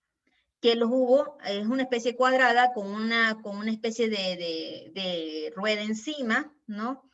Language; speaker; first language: Spanish; native; Spanish